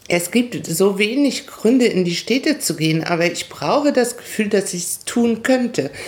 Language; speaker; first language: German; non-native, fluent; Spanish